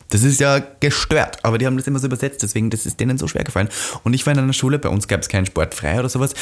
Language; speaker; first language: German; native; German